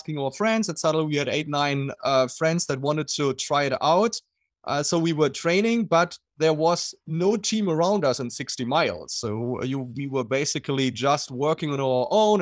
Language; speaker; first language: English; non-native, fluent; German